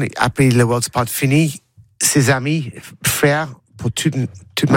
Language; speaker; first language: French; non-native, learner; English